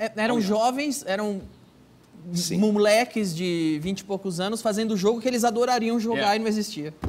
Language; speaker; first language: Portuguese; native; Portuguese